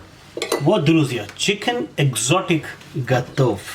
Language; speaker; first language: Russian; non-native, learner; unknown